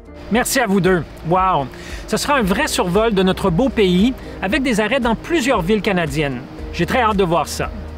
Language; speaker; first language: French; native; French